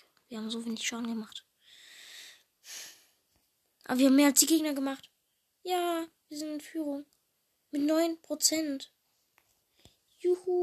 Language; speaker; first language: German; native; German